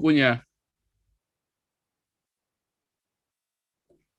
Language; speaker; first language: Indonesian; native; Indonesian